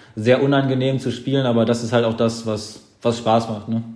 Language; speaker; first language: German; native; German